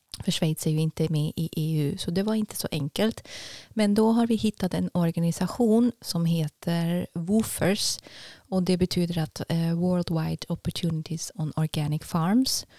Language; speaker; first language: Swedish; non-native, fluent; German